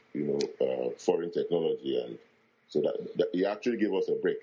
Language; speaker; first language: English; non-native, local second language; Bini